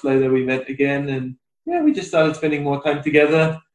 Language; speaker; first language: English; native; English